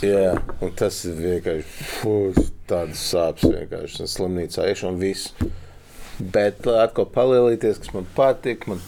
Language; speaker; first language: Latvian; early bilingual, heritage; Latvian